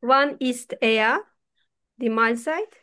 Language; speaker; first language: German; non-native, fluent; Turkish